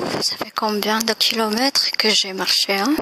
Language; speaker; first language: French; non-native, fluent; Indonesian